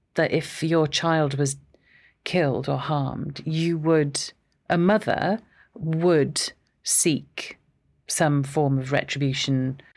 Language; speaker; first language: English; native; English